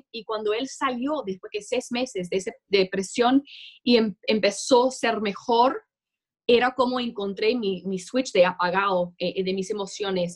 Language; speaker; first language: Spanish; non-native, fluent; English